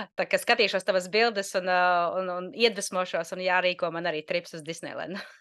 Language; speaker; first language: Latvian; native; Latvian